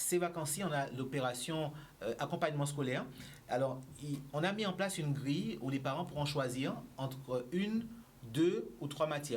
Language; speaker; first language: French; native; French